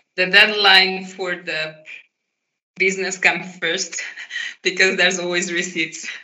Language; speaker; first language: English; non-native, fluent; Portuguese